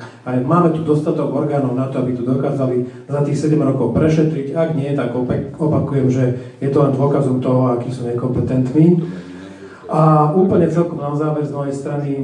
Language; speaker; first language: Slovak; native; Slovak